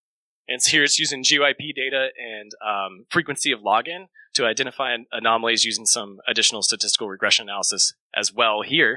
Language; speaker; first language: English; native; English